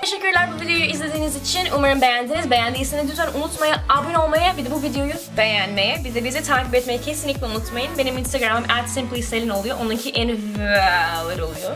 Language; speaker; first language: Turkish; early bilingual, heritage; Turkish